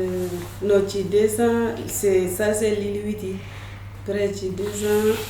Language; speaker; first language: French; non-native, learner; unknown